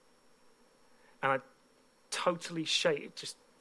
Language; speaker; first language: English; native; English